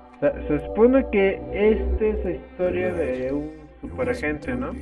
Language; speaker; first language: Spanish; native; Spanish